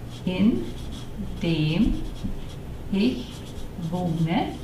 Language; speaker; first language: German; non-native, fluent; English